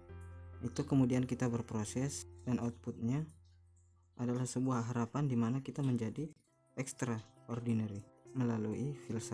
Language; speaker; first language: Indonesian; native; Indonesian